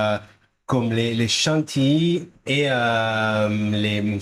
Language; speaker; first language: French; non-native, fluent; Hebrew